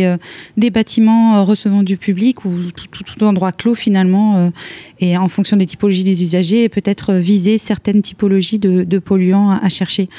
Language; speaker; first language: French; native; French